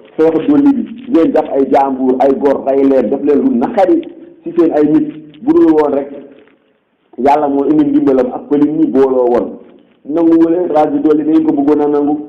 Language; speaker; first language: Wolof; non-native, local second language; Fula